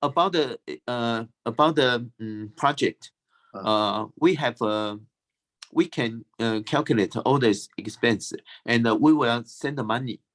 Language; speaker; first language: English; non-native, fluent; Chinese